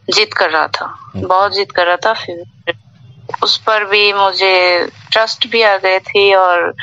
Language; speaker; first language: Hindi; non-native, learner; Bangla